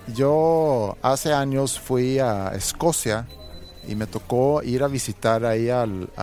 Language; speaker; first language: Spanish; non-native, fluent; Swedish